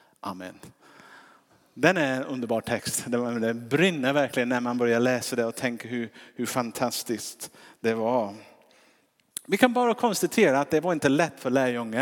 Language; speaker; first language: Swedish; non-native, fluent; English